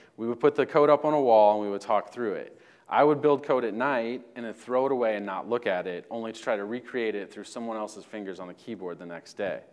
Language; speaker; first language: English; native; English